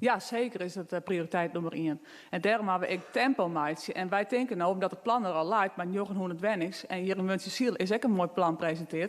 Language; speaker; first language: Dutch; non-native, local second language; Western Frisian